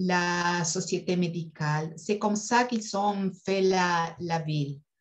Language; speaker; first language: French; non-native, fluent; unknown